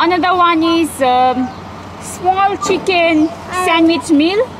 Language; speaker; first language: English; early bilingual, other home language; Nepali